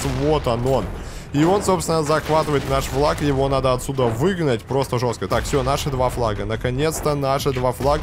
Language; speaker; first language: Russian; native; Russian